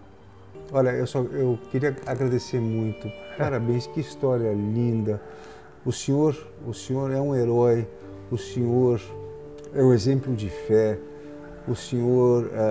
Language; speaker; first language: Portuguese; native; Portuguese